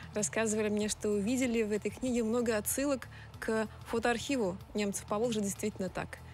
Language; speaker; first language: Russian; native; Russian